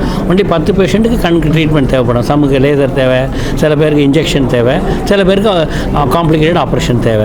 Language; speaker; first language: Tamil; native; Tamil